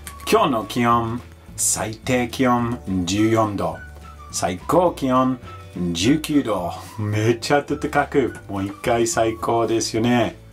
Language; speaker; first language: Japanese; non-native, learner; English